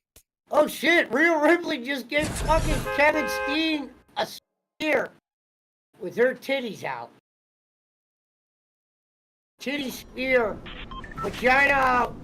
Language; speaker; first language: English; native; English